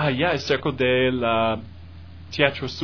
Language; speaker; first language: Spanish; non-native, learner; English